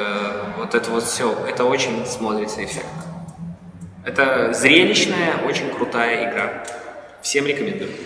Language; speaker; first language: Russian; native; Russian